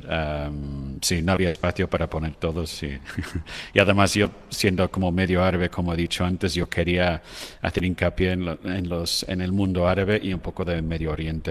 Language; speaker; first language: Spanish; non-native, fluent; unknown